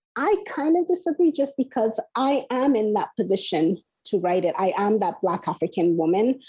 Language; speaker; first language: English; non-native, local second language; Igbo